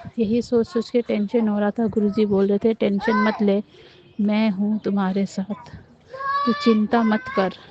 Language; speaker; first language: Hindi; non-native, local second language; Nepali